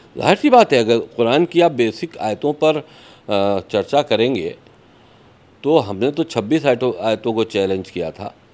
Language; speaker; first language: Hindi; native; Hindi